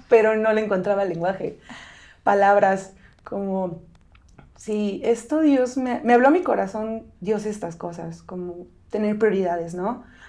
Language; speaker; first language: Spanish; native; Spanish